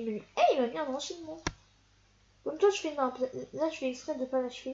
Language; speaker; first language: French; native; French